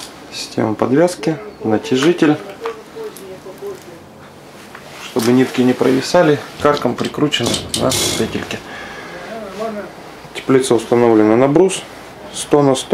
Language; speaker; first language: Russian; native; Russian